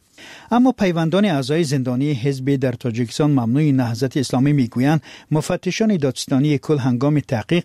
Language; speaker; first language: Persian; native; Persian